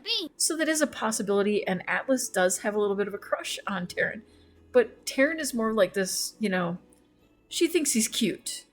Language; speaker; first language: English; native; English